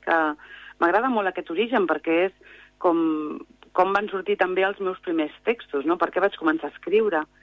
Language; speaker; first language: Catalan; native; Catalan